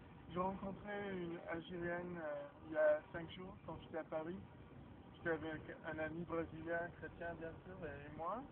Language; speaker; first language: French; non-native, fluent; Hebrew